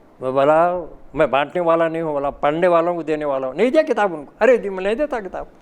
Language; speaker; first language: Urdu; native; Urdu